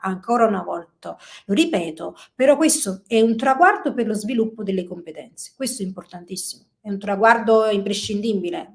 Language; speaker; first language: Italian; native; Italian